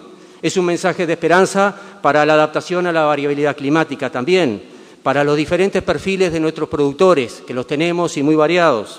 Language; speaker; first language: Spanish; native; Spanish